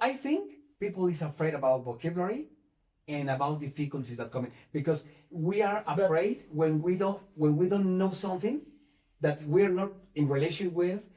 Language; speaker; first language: English; non-native, fluent; Spanish